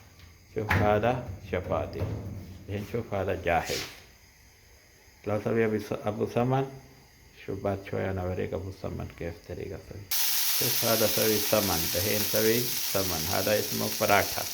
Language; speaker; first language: Arabic; non-native, learner; Urdu